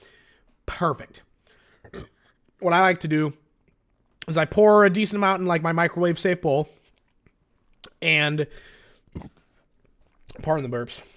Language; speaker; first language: English; native; English